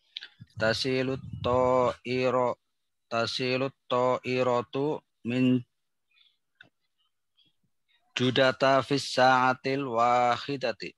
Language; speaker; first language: Arabic; non-native, learner; Indonesian